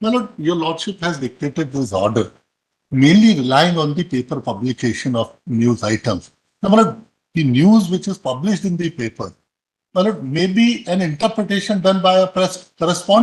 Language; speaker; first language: English; non-native, local second language; Hindi